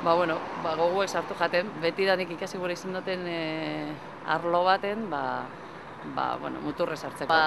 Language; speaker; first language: Basque; native; Basque